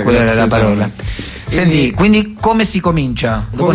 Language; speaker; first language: Italian; native; Italian